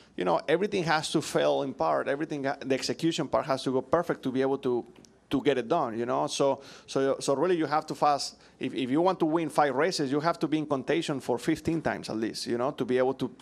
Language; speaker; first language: English; non-native, fluent; Spanish